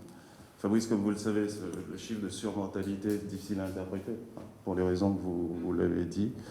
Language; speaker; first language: French; native; French